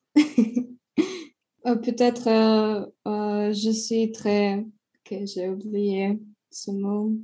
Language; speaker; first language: French; non-native, fluent; Russian